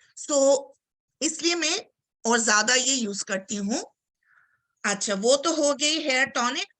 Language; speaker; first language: Hindi; non-native, local second language; Bangla